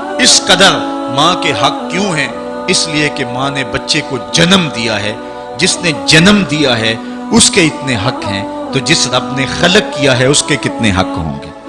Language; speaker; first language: Urdu; non-native, local second language; Punjabi